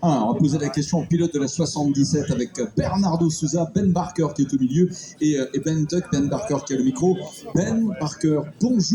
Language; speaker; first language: French; native; French